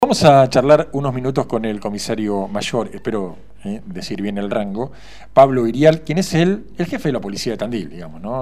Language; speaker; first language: Spanish; native; Spanish